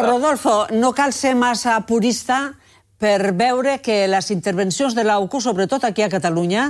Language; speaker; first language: Catalan; native; Catalan